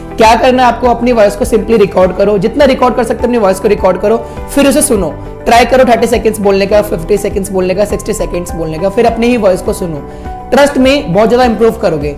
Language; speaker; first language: Hindi; native; Hindi